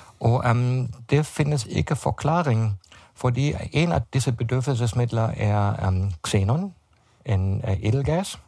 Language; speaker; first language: Danish; non-native, fluent; German